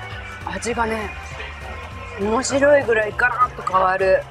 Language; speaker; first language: Japanese; native; Japanese